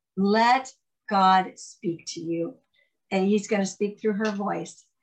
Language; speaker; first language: English; native; English